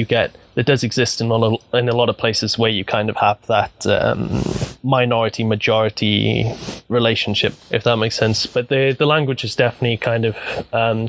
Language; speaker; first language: English; native; English